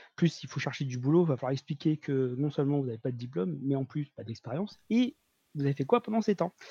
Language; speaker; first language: French; native; French